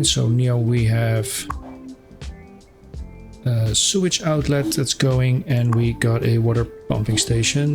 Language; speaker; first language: English; non-native, fluent; Dutch